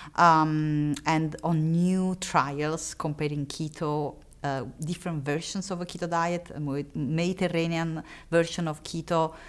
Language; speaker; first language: English; non-native, fluent; Italian